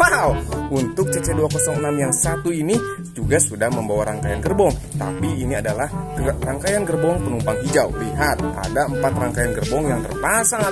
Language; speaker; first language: Indonesian; native; Indonesian